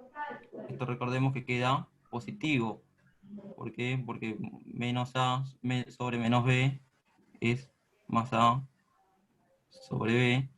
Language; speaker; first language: Spanish; native; Spanish